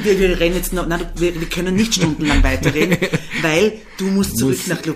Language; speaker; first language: German; native; German